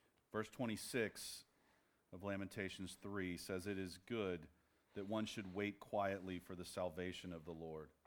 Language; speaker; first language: English; native; English